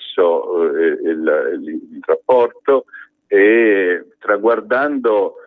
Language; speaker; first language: Italian; native; Italian